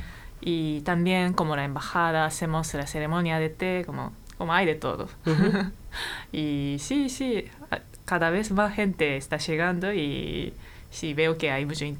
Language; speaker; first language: Spanish; non-native, fluent; Japanese